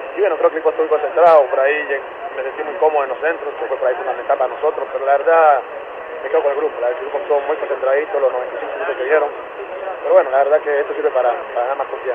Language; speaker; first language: Spanish; native; Spanish